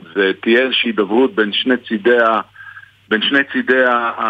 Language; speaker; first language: Hebrew; native; Hebrew